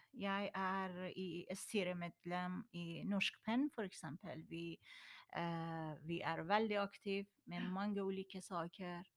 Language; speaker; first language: Norwegian; non-native, learner; Persian